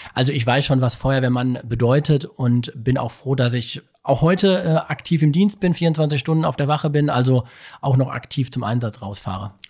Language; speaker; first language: German; native; German